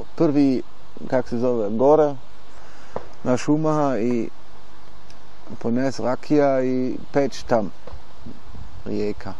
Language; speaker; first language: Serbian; non-native, learner; German